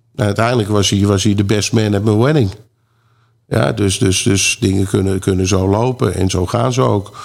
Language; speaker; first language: Dutch; native; Dutch